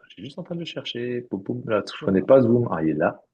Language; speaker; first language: French; native; French